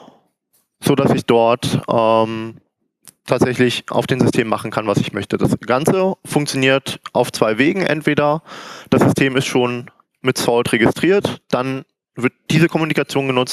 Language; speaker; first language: German; native; German